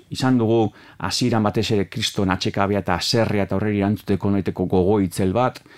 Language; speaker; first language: Basque; native; Basque